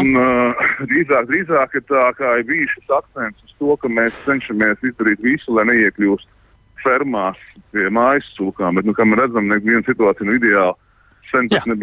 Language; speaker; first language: Latvian; native; Latvian